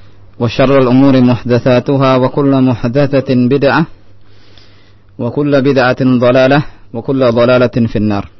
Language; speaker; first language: Arabic; non-native, fluent; Indonesian